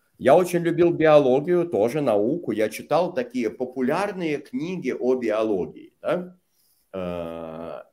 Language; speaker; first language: Russian; native; Russian